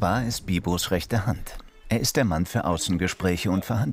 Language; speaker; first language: German; native; German